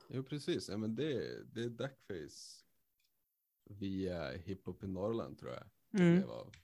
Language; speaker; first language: Swedish; native; Swedish